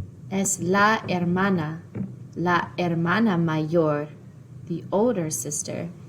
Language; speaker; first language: Spanish; non-native, fluent; English